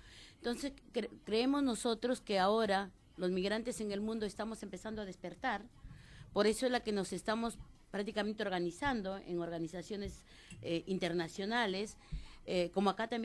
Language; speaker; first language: Spanish; native; Spanish